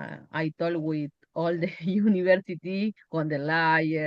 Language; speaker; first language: English; non-native, learner; Spanish